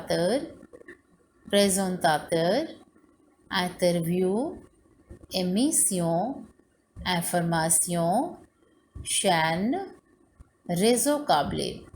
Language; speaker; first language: French; non-native, learner; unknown